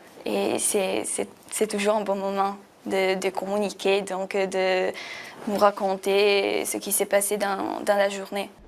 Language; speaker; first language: French; non-native, fluent; Arabic